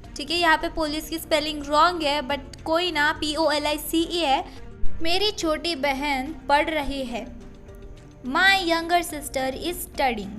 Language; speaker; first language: Hindi; native; Hindi